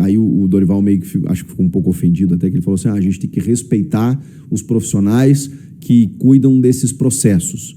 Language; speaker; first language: Portuguese; native; Portuguese